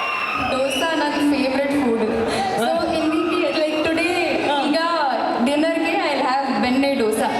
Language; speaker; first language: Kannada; non-native, learner; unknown